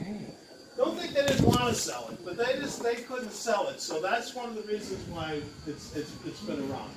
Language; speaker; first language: English; native; English